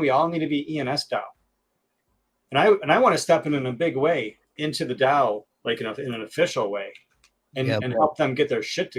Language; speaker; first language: English; native; English